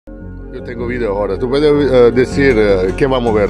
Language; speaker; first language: Spanish; non-native, learner; English